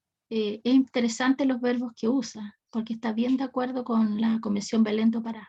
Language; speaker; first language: Spanish; native; Spanish